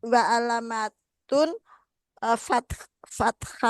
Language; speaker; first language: Arabic; non-native, learner; Indonesian